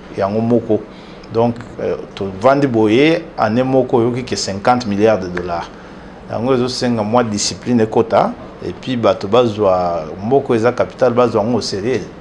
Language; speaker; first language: Lingala; non-native, local second language; Luba-Lulua